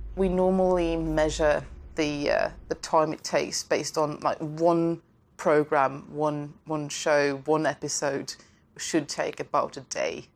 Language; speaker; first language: English; non-native, fluent; Norwegian